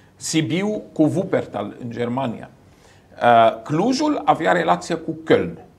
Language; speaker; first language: Romanian; non-native, fluent; Arabic